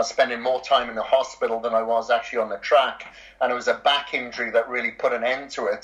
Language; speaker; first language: English; native; English